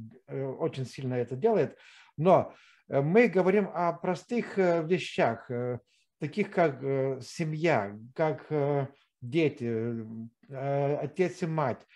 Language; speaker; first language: Russian; non-native, fluent; Lithuanian